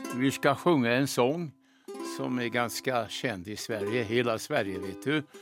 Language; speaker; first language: Swedish; non-native, learner; German